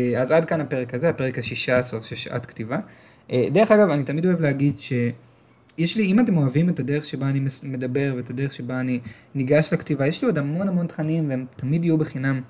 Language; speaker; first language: Hebrew; native; Hebrew